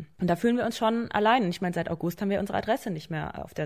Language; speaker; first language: German; native; German